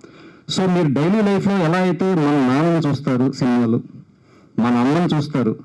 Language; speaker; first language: Telugu; native; Telugu